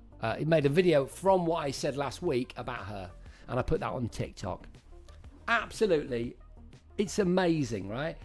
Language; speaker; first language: English; native; English